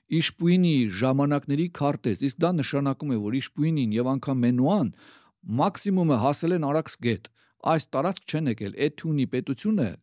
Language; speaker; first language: Armenian; native; Armenian